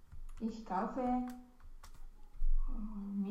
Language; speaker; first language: German; non-native, learner; Romanian